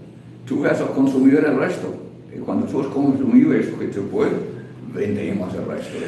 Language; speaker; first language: Spanish; non-native, fluent; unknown